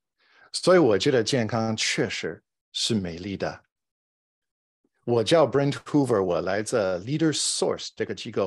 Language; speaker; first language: Chinese; non-native, fluent; English